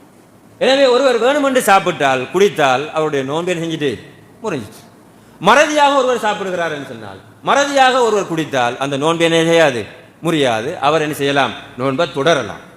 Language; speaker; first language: Tamil; native; Tamil